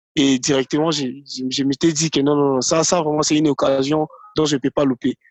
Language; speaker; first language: French; non-native, local second language; Lingala